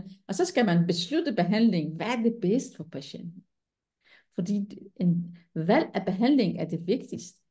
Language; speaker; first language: Danish; non-native, fluent; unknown